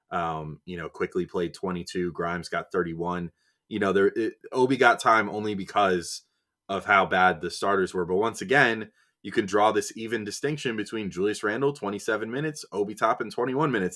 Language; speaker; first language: English; native; English